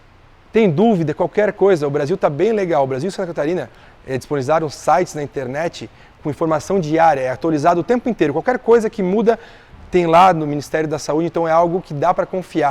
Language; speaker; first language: Portuguese; native; Portuguese